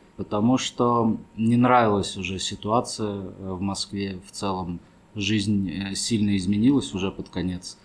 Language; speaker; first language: Russian; early bilingual, other home language; Armenian